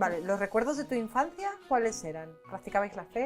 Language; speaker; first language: Spanish; native; Spanish